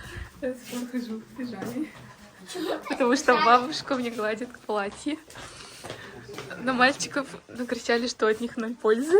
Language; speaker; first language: Russian; native; Russian